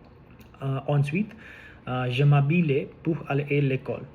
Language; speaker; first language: French; non-native, learner; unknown